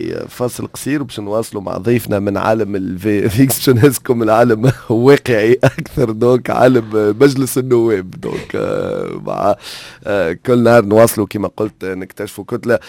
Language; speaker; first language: Arabic; native; Arabic